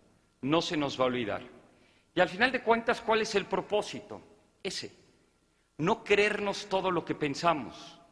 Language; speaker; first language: Spanish; native; Spanish